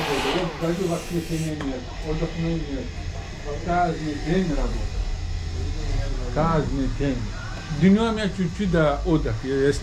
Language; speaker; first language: Russian; non-native, learner; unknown